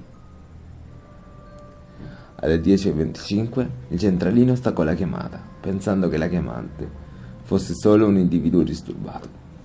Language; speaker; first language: Italian; native; Italian